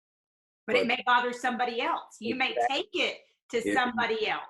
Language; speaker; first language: English; native; English